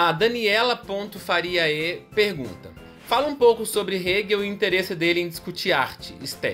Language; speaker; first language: Portuguese; native; Portuguese